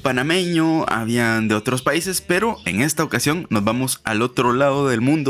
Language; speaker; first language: Spanish; native; Spanish